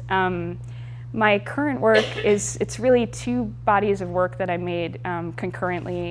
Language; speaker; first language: English; native; English